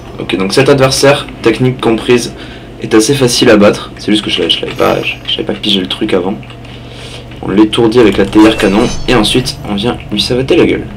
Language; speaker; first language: French; native; French